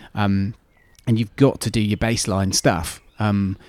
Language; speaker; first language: English; native; English